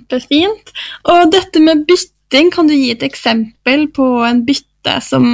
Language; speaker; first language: Norwegian; native; Norwegian